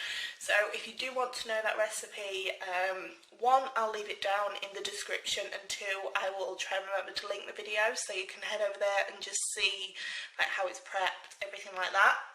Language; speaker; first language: English; native; English